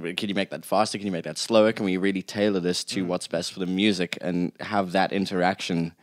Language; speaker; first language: English; native; English